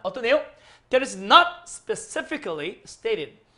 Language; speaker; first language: English; non-native, fluent; Korean